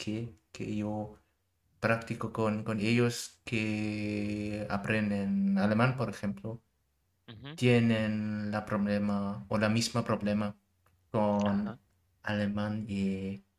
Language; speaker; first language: Spanish; non-native, learner; German